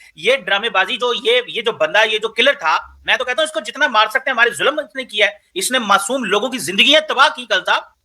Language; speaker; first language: Urdu; non-native, local second language; Punjabi